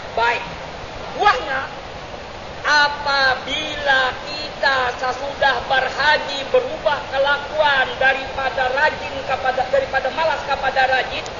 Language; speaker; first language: Indonesian; non-native, local second language; Banjar